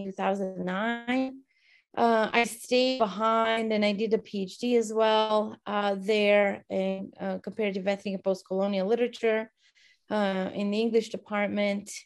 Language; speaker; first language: English; non-native, fluent; Romanian